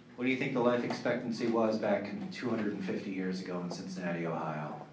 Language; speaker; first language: English; native; English